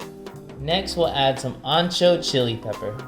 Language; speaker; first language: English; native; English